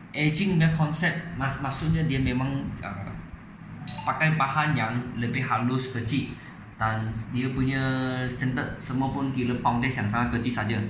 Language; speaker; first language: Malay; non-native, local second language; Chinese